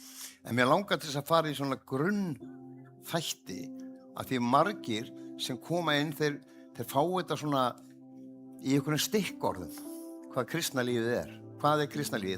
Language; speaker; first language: Icelandic; native; Icelandic